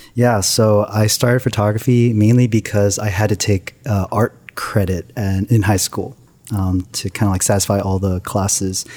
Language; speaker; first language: English; native; English